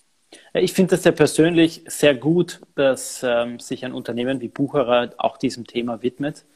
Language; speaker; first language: German; native; German